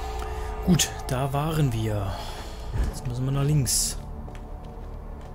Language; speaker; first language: German; native; German